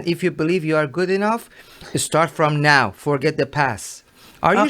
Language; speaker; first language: English; non-native, learner; Persian